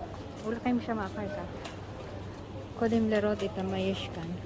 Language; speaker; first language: Hebrew; non-native, local second language; Arabic